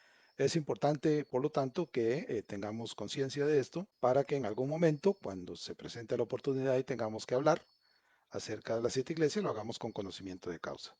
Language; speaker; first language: Spanish; native; Spanish